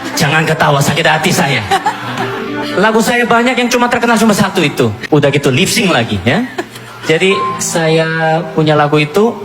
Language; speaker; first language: Indonesian; non-native, fluent; Korean